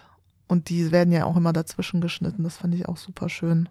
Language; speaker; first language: German; native; German